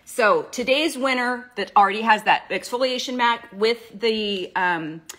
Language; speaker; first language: English; native; English